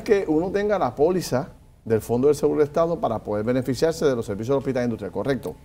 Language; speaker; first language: Spanish; native; Spanish